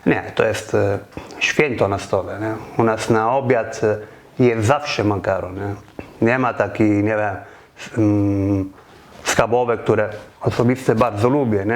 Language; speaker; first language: Polish; non-native, fluent; Italian